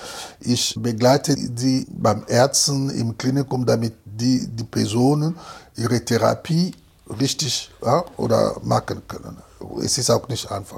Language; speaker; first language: German; non-native, fluent; Lingala